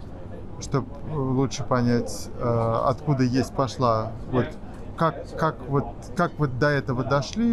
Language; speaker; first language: Russian; native; Russian